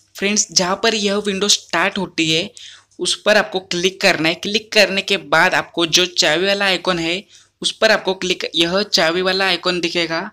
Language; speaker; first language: Hindi; non-native, local second language; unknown